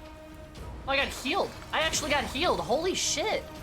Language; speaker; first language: English; native; English